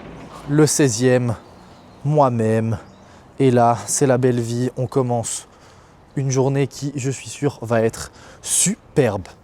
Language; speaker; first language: French; native; French